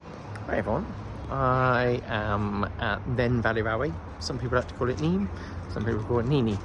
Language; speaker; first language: English; native; English